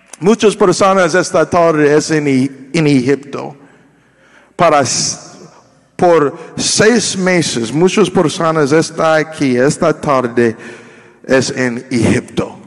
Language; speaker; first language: Spanish; non-native, learner; English